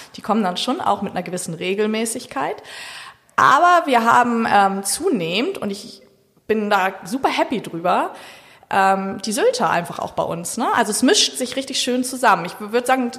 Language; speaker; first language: German; native; German